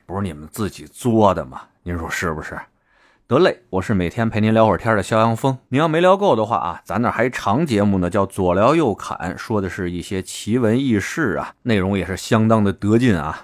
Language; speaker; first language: Chinese; native; Chinese